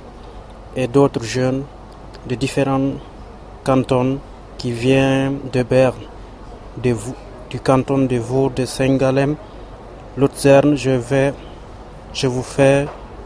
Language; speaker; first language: French; non-native, local second language; Fula